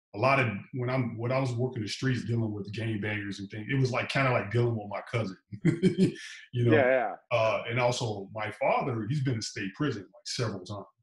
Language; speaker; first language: English; native; English